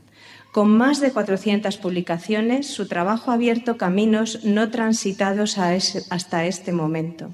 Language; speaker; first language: Spanish; native; Spanish